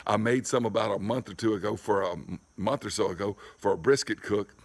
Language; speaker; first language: English; native; English